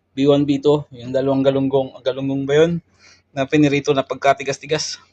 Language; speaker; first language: Filipino; native; Filipino